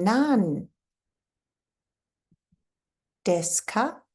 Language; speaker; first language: Japanese; non-native, fluent; English